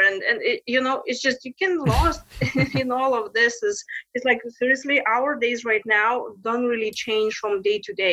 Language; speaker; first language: English; non-native, fluent; Lithuanian